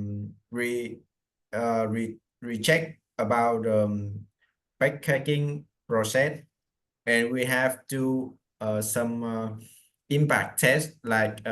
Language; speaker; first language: English; non-native, learner; Vietnamese